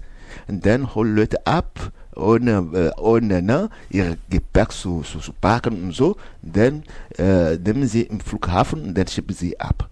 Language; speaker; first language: German; non-native, learner; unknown